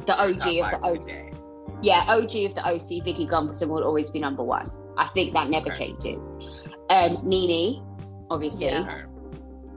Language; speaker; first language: English; native; English